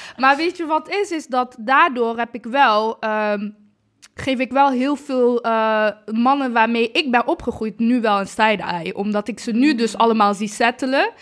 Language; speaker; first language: Dutch; early bilingual, other home language; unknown